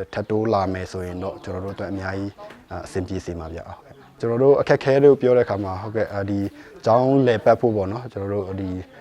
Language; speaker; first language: Burmese; non-native, local second language; Pa'o Karen